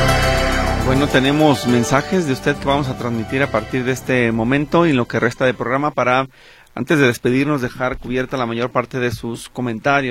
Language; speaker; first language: Spanish; native; Spanish